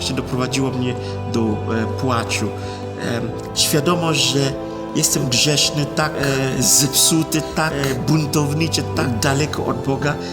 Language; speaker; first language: Polish; non-native, fluent; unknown